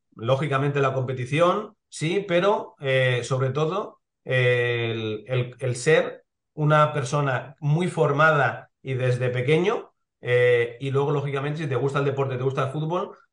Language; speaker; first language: Spanish; native; Spanish